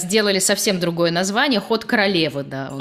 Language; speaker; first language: Russian; native; Russian